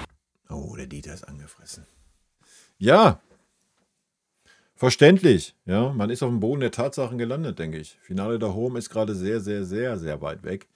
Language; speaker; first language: German; native; German